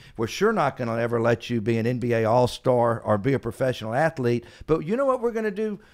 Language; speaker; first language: English; native; English